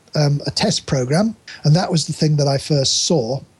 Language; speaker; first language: English; native; English